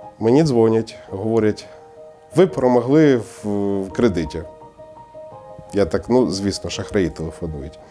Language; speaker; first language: Ukrainian; native; Ukrainian